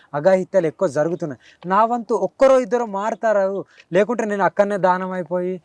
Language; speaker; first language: Telugu; native; Telugu